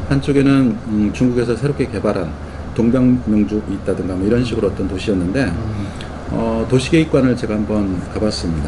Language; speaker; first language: Korean; native; Korean